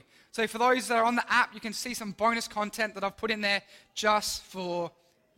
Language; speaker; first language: English; native; English